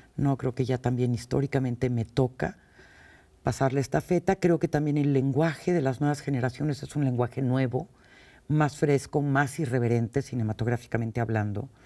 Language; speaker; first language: Spanish; native; Spanish